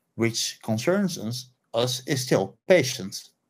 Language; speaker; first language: English; non-native, fluent; Dutch